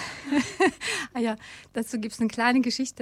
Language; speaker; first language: German; non-native, fluent; Russian